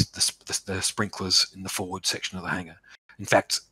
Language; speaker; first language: English; native; English